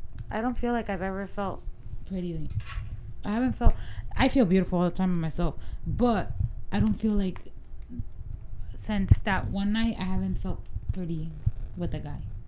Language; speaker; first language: English; early bilingual, other home language; Spanish